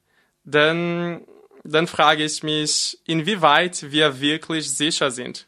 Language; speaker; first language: German; non-native, fluent; Portuguese